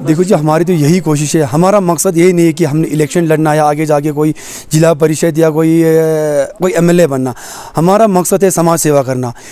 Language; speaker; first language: Hindi; native; Hindi